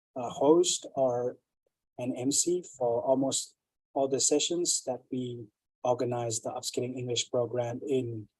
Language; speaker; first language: English; non-native, fluent; Thai